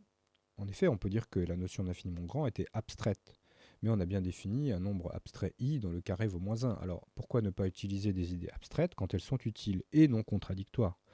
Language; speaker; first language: French; native; French